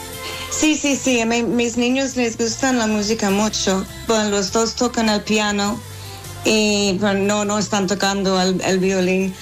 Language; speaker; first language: Spanish; non-native, fluent; English